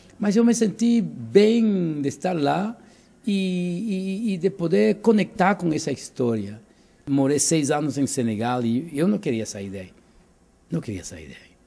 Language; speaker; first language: Portuguese; non-native, fluent; Spanish